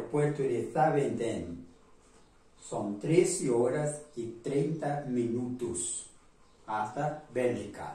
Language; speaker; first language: Spanish; non-native, learner; Portuguese